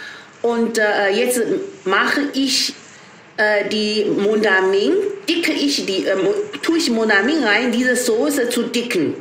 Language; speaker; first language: German; non-native, learner; Chinese